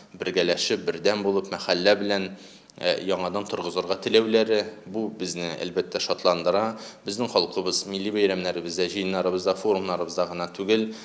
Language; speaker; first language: Tatar; native; Tatar